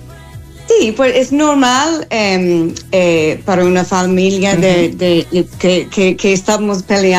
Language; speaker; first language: Spanish; non-native, fluent; English